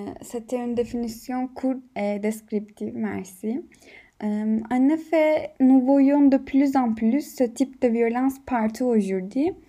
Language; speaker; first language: French; non-native, learner; Turkish